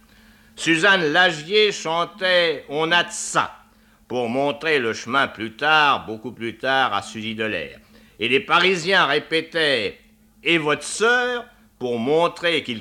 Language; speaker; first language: French; native; French